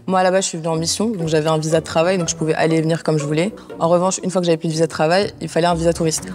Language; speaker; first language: French; non-native, local second language; Arabic